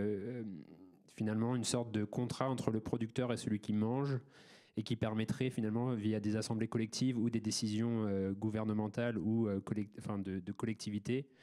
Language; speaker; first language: French; native; French